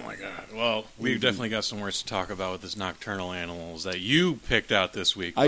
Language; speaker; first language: English; native; English